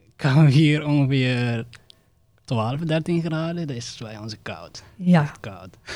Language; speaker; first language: Dutch; non-native, fluent; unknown